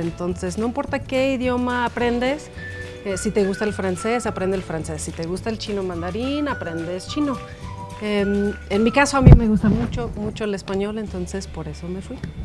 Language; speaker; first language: Spanish; non-native, fluent; English